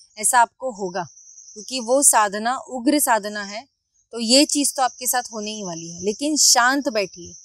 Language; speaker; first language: Hindi; non-native, local second language; Marathi